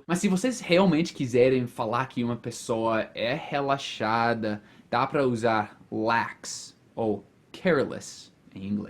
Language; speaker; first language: Portuguese; non-native, fluent; English